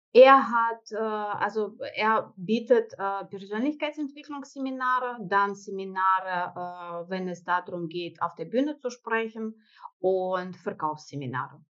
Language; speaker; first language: German; non-native, fluent; Russian